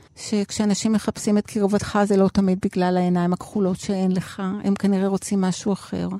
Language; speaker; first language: Hebrew; early bilingual, other home language; Spanish